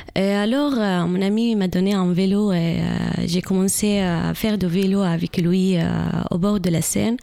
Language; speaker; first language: French; non-native, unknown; Arabic